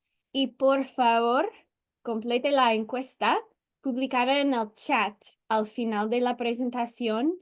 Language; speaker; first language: Spanish; non-native, fluent; English